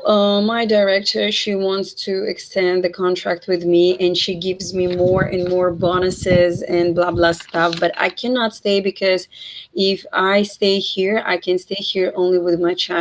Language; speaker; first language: English; non-native, fluent; Russian